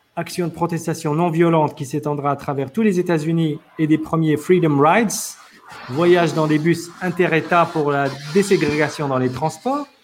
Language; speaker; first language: French; non-native, local second language; Arabic